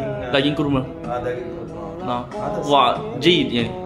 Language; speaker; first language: Arabic; non-native, learner; Malay